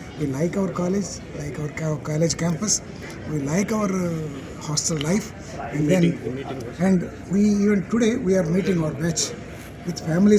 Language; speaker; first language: English; non-native, local second language; Telugu